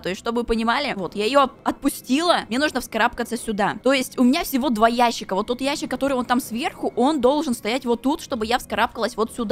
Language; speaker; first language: Russian; native; Russian